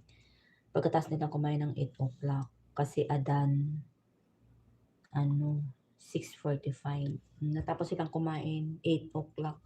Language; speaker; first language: Filipino; non-native, local second language; Bikol